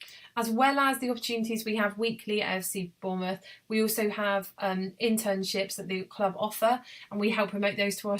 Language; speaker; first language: English; native; English